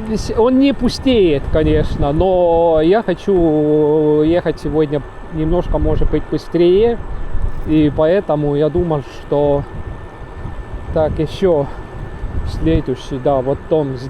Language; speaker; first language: Russian; non-native, local second language; Estonian